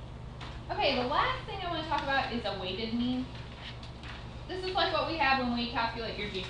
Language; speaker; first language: English; native; English